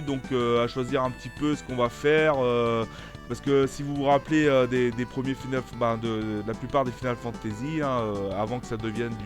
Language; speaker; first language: French; native; French